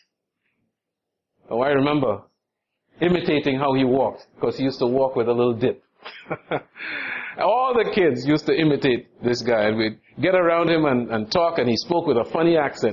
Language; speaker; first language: English; native; English